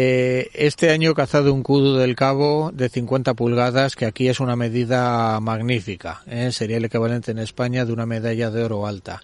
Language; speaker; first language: Spanish; native; Spanish